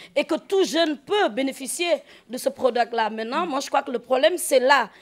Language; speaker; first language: French; non-native, local second language; Fula